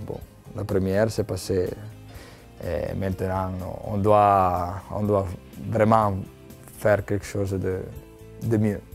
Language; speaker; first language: French; non-native, local second language; Italian